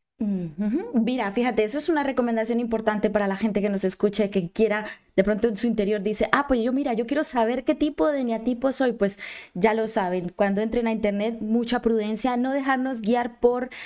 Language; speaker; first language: Spanish; native; Spanish